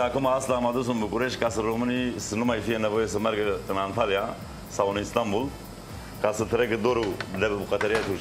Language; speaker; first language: Romanian; non-native, fluent; Turkish